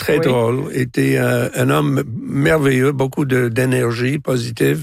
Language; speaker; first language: French; non-native, local second language; English